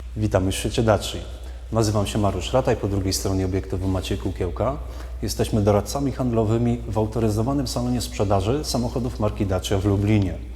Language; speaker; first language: Polish; native; Polish